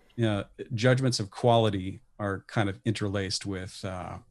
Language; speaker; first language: English; native; English